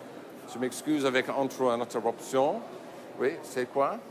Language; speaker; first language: French; non-native, fluent; English